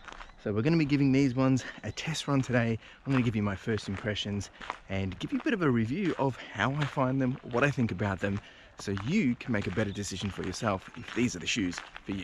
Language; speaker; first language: English; native; English